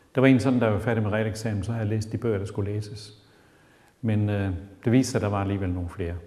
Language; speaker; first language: Danish; native; Danish